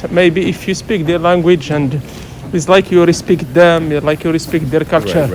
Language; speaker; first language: English; non-native, fluent; Arabic